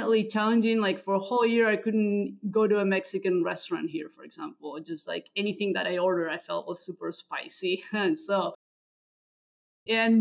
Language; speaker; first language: English; non-native, fluent; Spanish